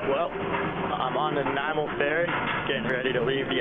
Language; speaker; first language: English; native; English